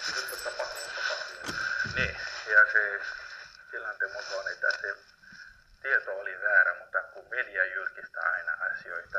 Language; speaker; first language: Finnish; non-native, fluent; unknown